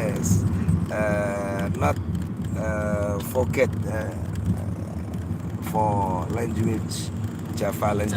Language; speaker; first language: English; non-native, learner; Indonesian